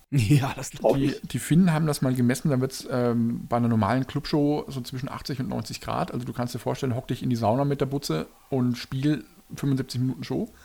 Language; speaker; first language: German; native; German